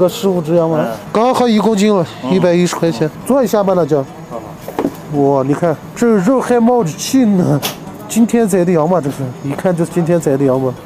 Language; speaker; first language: Chinese; non-native, local second language; Uyghur